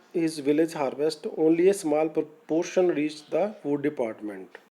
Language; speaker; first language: English; non-native, local second language; Punjabi